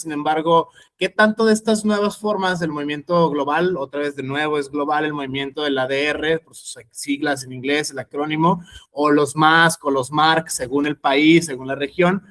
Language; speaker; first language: Spanish; native; Spanish